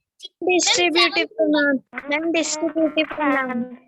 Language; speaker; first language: English; non-native, learner; Hindi